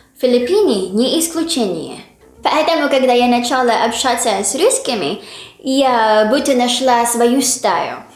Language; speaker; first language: Russian; non-native, fluent; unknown